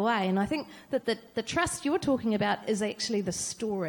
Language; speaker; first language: English; native; English